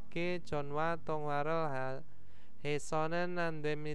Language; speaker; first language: Korean; non-native, fluent; Indonesian